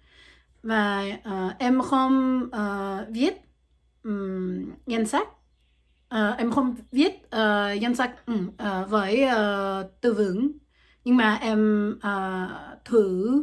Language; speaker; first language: Vietnamese; non-native, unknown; French